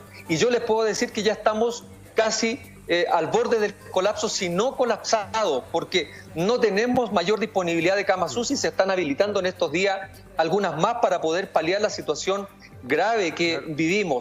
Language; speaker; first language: Spanish; native; Spanish